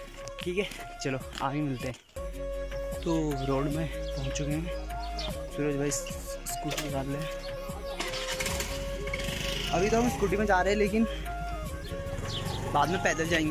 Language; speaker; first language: Hindi; non-native, local second language; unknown